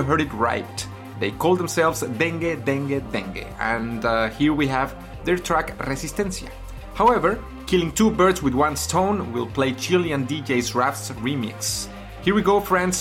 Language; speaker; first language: English; non-native, fluent; Spanish